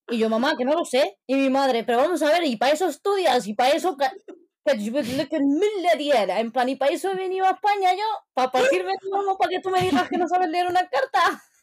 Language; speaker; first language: Spanish; native; Spanish